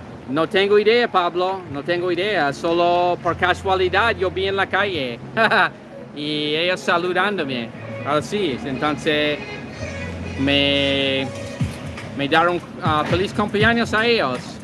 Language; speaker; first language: Spanish; non-native, learner; English